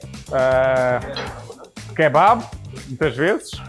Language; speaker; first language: Portuguese; native; Portuguese